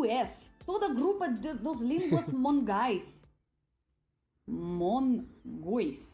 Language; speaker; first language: Portuguese; non-native, fluent; Russian